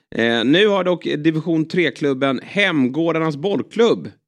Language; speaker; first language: Swedish; native; Swedish